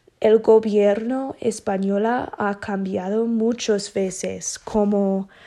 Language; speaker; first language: Spanish; non-native, learner; English